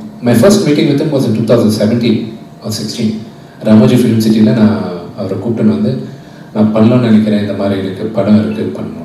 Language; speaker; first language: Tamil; non-native, local second language; Telugu